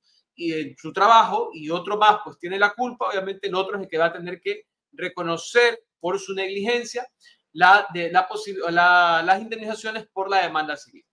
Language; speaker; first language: Spanish; native; Spanish